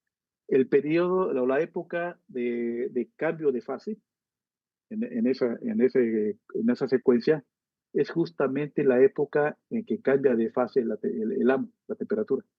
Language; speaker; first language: Spanish; native; Spanish